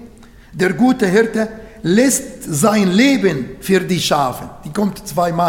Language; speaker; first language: German; non-native, learner; Arabic